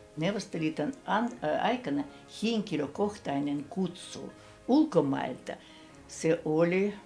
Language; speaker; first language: Finnish; non-native, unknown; Russian